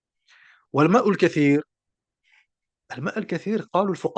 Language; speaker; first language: Arabic; non-native, fluent; French